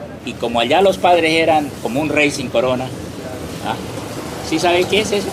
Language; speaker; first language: Spanish; native; Spanish